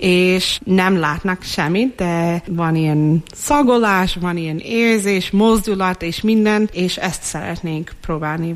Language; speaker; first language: Hungarian; non-native, fluent; English